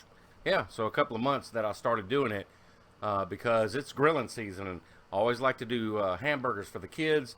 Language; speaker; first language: English; native; English